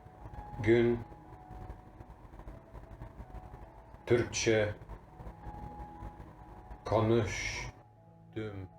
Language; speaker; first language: Turkish; non-native, learner; English